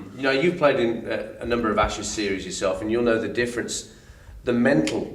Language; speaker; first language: English; native; English